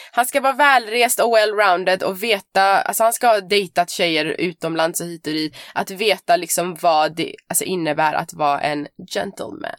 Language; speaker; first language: Swedish; early bilingual, other home language; Persian